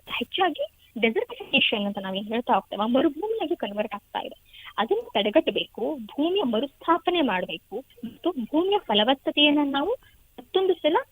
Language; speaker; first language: Kannada; native; Kannada